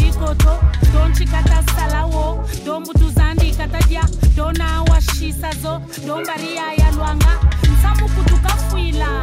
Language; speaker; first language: French; non-native, local second language; Swahili